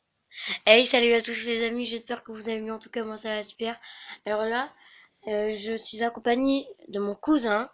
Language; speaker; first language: French; native; French